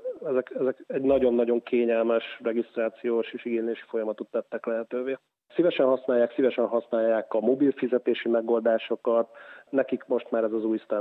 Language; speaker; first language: Hungarian; native; Hungarian